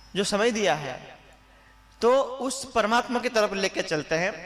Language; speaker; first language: Hindi; non-native, local second language; Gujarati